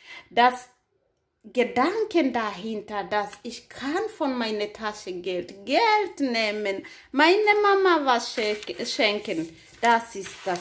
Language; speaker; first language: German; non-native, fluent; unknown